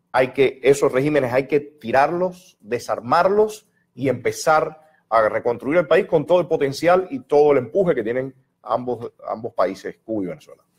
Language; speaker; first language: Spanish; native; Spanish